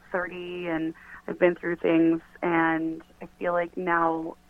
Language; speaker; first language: English; native; English